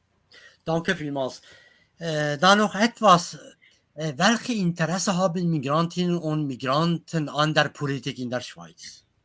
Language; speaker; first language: German; non-native, learner; Kurdish